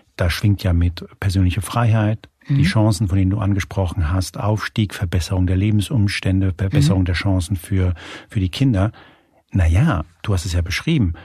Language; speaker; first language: German; early bilingual, other home language; Spanish